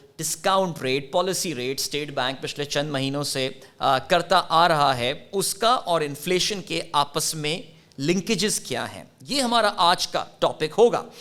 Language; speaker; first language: Urdu; native; Urdu